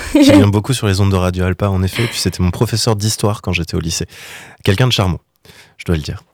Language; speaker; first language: French; native; French